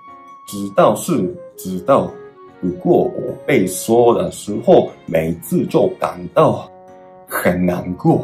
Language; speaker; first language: Chinese; non-native, fluent; Japanese